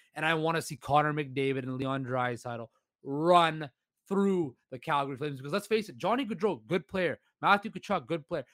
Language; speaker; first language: English; native; English